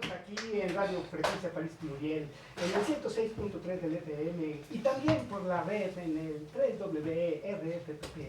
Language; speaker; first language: Spanish; native; Spanish